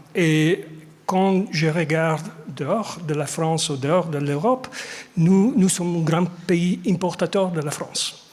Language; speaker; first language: French; non-native, fluent; English